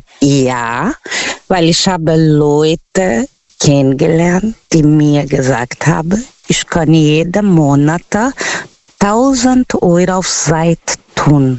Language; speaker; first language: German; non-native, learner; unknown